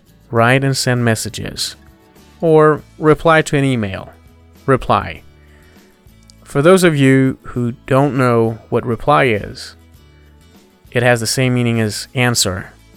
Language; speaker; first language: English; non-native, fluent; Persian